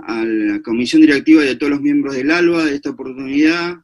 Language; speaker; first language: Spanish; native; Spanish